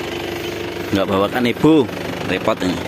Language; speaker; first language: Indonesian; native; Indonesian